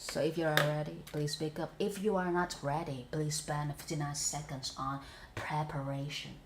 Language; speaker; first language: English; non-native, fluent; Vietnamese